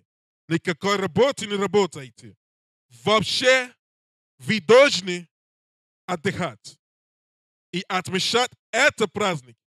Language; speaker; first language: Russian; non-native, learner; English